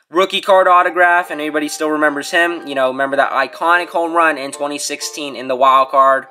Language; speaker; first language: English; native; English